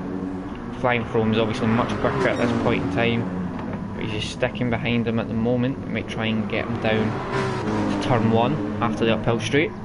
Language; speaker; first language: English; native; English